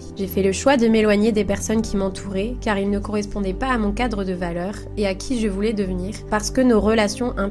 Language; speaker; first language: French; non-native, fluent; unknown